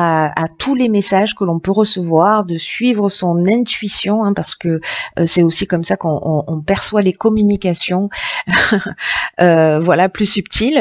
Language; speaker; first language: French; native; French